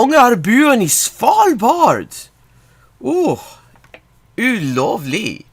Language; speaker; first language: Swedish; non-native, learner; English